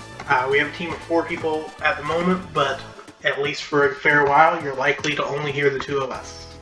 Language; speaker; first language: English; native; English